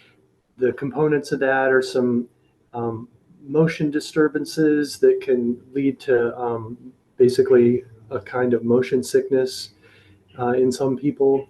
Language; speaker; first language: English; native; English